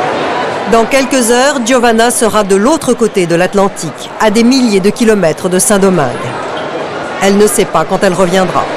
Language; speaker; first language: French; native; French